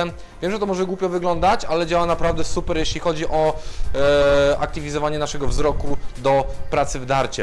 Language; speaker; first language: Polish; native; Polish